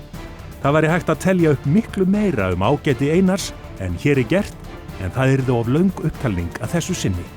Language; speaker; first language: Icelandic; native; Icelandic